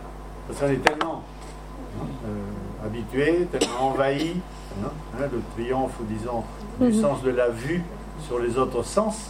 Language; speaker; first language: French; non-native, fluent; Spanish